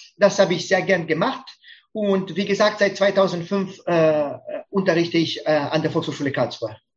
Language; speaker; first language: German; non-native, fluent; Romanian